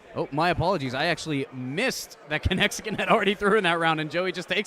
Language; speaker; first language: English; native; English